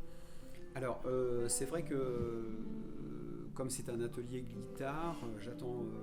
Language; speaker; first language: French; native; French